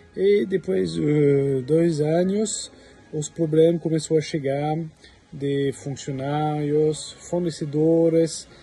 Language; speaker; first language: Portuguese; non-native, fluent; French